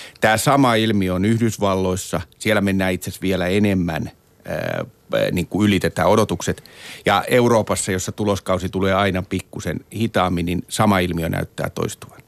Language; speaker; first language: Finnish; native; Finnish